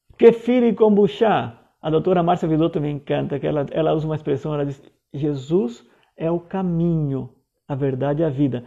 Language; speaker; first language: Portuguese; native; Portuguese